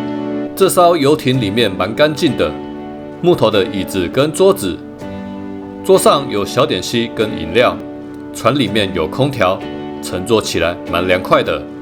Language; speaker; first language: Chinese; native; Chinese